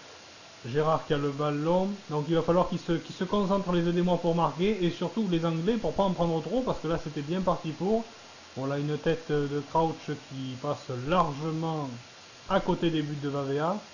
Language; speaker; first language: French; native; French